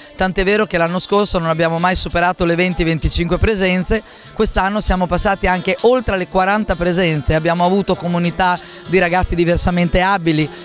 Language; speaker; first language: Italian; native; Italian